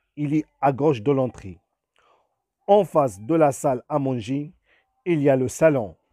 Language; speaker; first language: French; non-native, local second language; Arabic